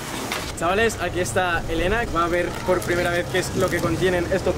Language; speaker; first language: Spanish; native; Spanish